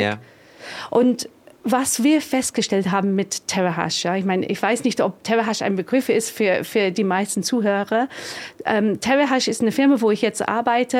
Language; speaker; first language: German; non-native, fluent; English